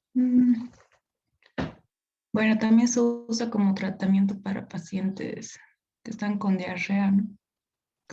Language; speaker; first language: Spanish; native; Spanish